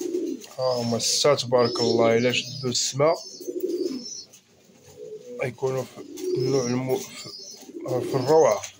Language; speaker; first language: Arabic; native; Arabic